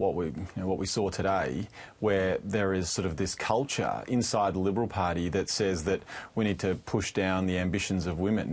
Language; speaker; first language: English; native; English